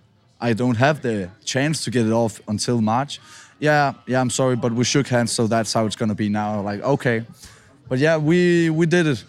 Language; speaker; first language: English; non-native, fluent; Danish